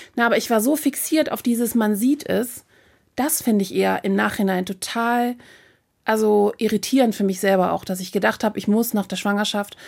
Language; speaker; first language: German; native; German